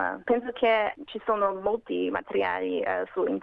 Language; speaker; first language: Italian; non-native, learner; Macedonian